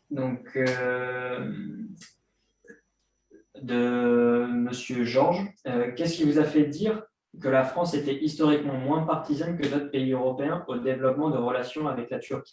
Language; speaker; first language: French; native; French